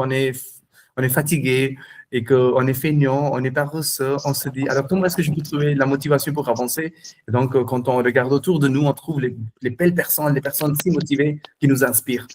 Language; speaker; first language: French; non-native, fluent; Hindi